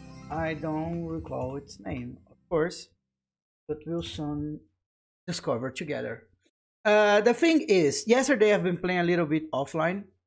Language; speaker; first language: English; non-native, fluent; Portuguese